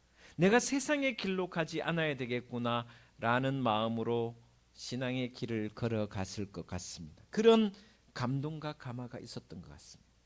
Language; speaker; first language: Korean; native; Korean